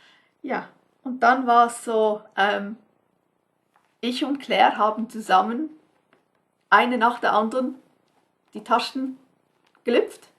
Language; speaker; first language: German; non-native, fluent; English